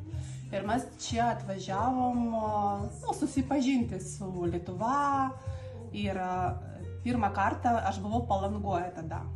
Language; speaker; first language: Lithuanian; non-native, learner; Russian